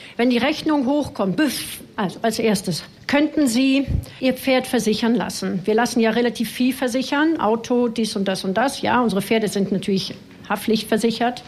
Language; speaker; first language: German; non-native, fluent; French